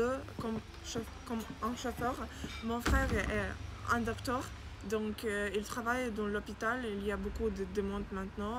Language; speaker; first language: French; non-native, learner; Ukrainian